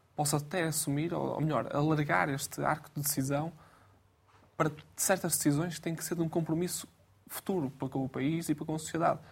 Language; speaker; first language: Portuguese; native; Portuguese